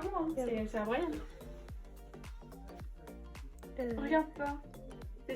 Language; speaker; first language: French; native; French